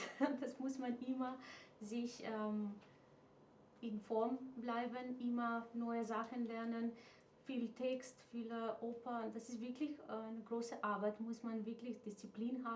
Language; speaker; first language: German; non-native, fluent; Macedonian